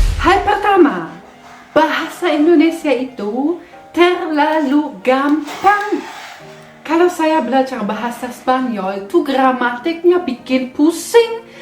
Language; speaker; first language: Indonesian; non-native, fluent; German